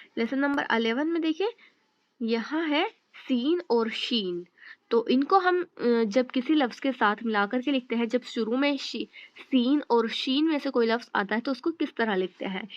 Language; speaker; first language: Hindi; native; Hindi